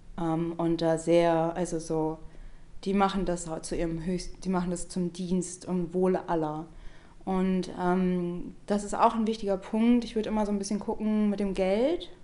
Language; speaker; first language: German; native; German